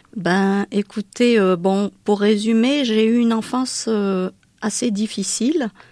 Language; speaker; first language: French; non-native, local second language; Malagasy